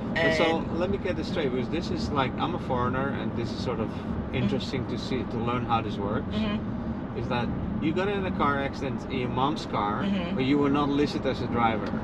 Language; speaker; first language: English; non-native, fluent; Dutch